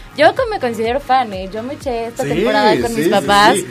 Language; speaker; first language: Spanish; native; Spanish